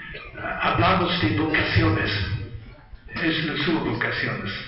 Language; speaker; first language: Spanish; non-native, learner; Italian